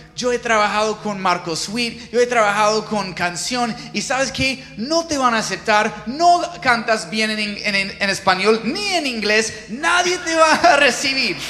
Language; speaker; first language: Spanish; non-native, fluent; English